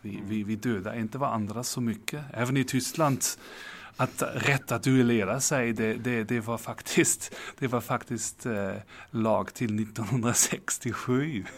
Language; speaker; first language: Swedish; non-native, fluent; German